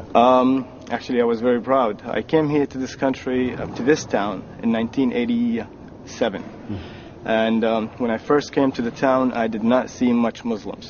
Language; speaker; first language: English; non-native, fluent; Arabic